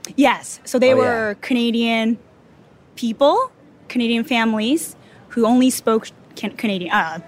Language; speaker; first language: English; non-native, fluent; Japanese